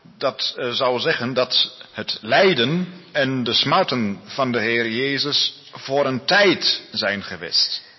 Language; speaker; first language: Dutch; non-native, learner; Spanish